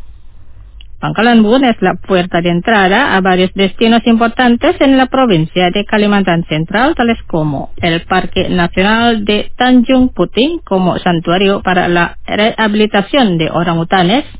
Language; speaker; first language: Spanish; non-native, fluent; Indonesian